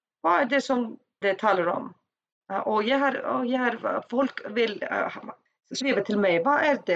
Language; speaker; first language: Swedish; non-native, learner; Icelandic